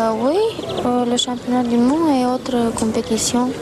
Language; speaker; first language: French; non-native, learner; Romanian